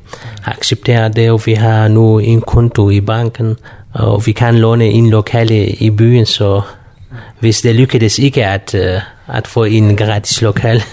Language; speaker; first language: Danish; non-native, learner; Kurdish